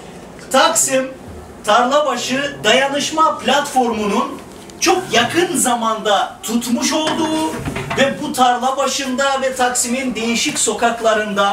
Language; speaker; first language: Turkish; native; Turkish